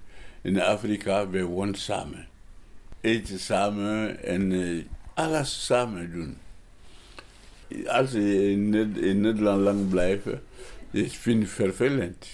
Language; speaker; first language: Dutch; non-native, learner; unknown